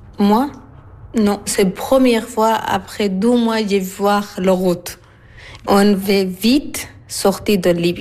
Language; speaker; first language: French; non-native, learner; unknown